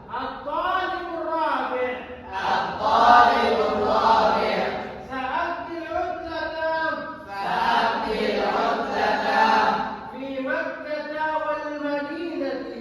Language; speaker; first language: Arabic; non-native, fluent; Indonesian